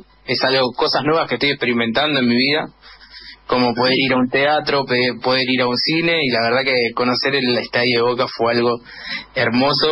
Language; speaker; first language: Spanish; native; Spanish